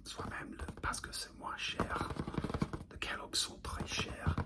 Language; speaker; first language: French; non-native, learner; English